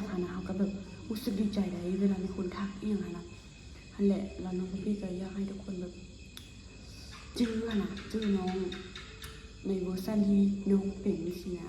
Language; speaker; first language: Thai; non-native, local second language; Lao